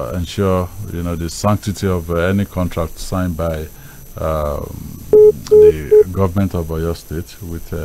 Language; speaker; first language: English; non-native, local second language; Yoruba